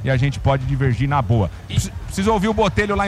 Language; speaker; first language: Portuguese; native; Portuguese